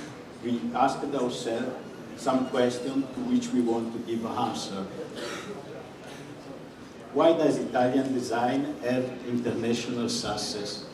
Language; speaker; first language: English; non-native, fluent; Italian